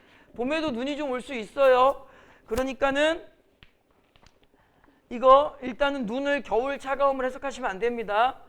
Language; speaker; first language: Korean; native; Korean